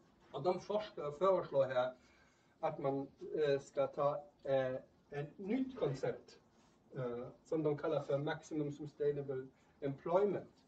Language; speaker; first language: Swedish; non-native, fluent; German